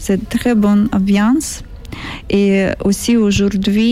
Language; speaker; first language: French; non-native, learner; Ukrainian